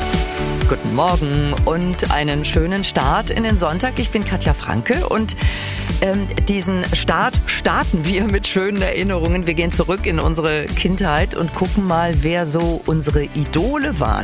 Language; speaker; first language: German; native; German